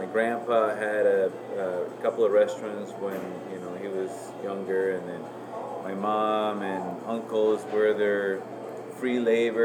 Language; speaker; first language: English; non-native, fluent; Spanish